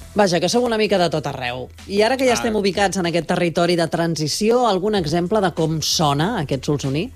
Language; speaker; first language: Catalan; native; Catalan